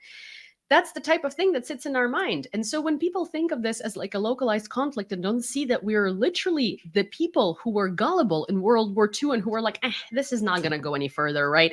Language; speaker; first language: English; non-native, fluent; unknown